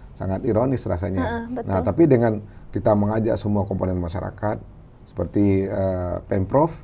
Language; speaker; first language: Indonesian; non-native, local second language; Minangkabau